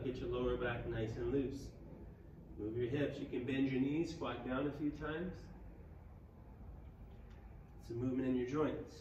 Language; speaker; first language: English; native; English